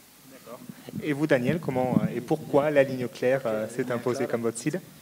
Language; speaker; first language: French; native; French